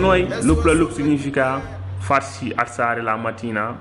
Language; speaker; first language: Italian; non-native, learner; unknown